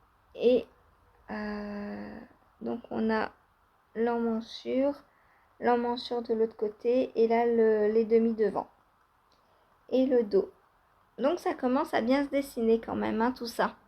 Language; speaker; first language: French; native; French